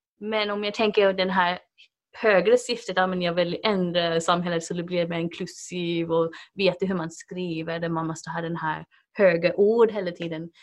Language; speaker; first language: Swedish; non-native, fluent; English